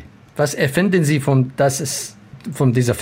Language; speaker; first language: German; non-native, learner; Arabic